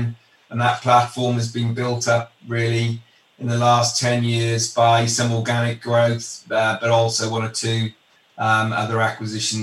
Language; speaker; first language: English; native; English